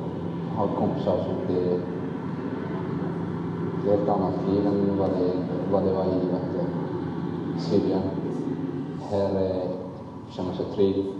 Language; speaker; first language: Swedish; non-native, learner; Arabic